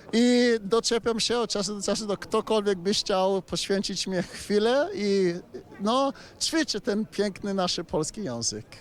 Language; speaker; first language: Polish; early bilingual, heritage; English